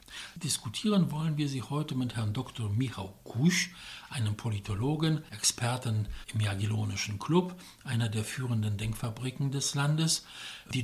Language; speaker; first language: German; non-native, fluent; Polish